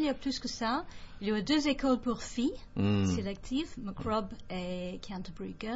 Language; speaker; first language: French; non-native, fluent; English